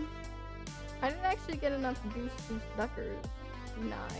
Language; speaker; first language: English; native; English